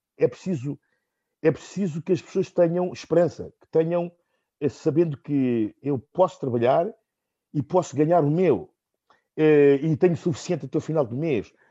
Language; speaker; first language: Portuguese; non-native, local second language; Upper Guinea Crioulo